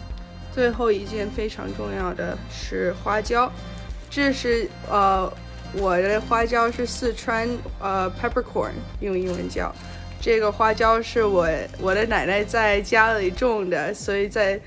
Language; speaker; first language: Chinese; early bilingual, heritage; Chinese